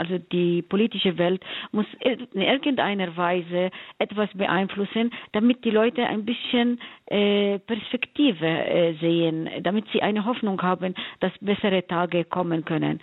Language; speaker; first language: German; non-native, fluent; Arabic